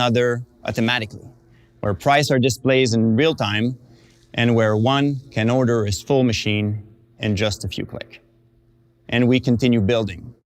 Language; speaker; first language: English; non-native, local second language; French